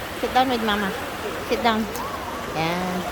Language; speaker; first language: English; non-native, local second language; Filipino